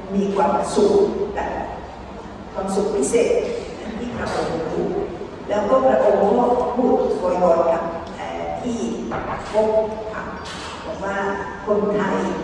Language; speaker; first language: Thai; non-native, fluent; Spanish